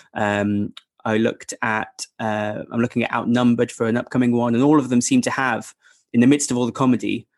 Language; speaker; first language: English; native; English